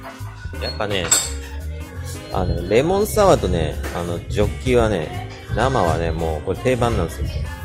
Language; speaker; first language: Japanese; native; Japanese